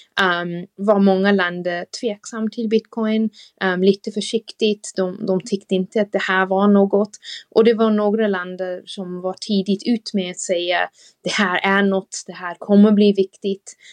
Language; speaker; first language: Swedish; non-native, fluent; English